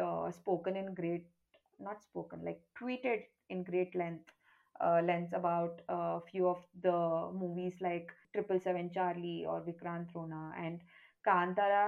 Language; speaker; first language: English; non-native, local second language; Kannada